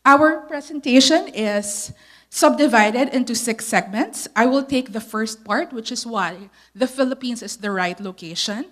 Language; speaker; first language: English; non-native, local second language; Filipino